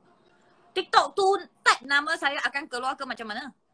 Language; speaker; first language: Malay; non-native, local second language; Chinese